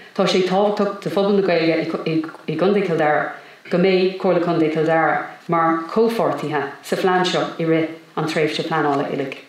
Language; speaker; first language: Irish; non-native, local second language; English